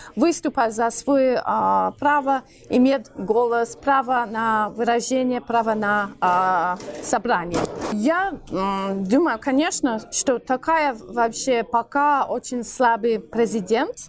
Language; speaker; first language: Russian; non-native, fluent; English